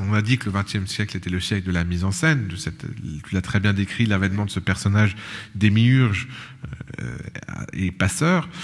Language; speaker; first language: French; native; French